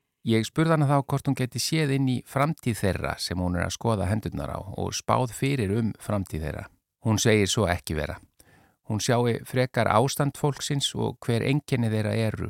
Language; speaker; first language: Icelandic; native; Icelandic